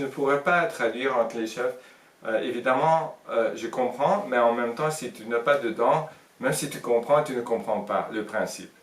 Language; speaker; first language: French; non-native, fluent; Hungarian